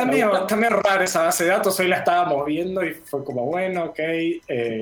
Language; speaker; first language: Spanish; native; Spanish